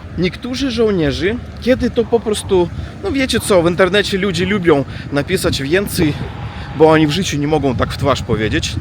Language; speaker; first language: Polish; non-native, learner; Russian